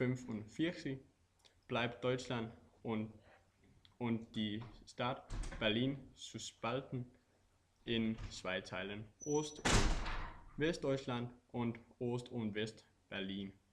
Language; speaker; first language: German; non-native, learner; Danish